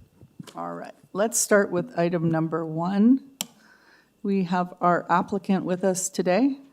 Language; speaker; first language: English; native; English